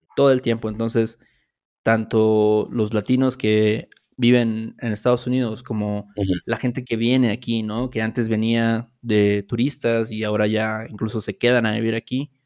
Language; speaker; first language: Spanish; native; Spanish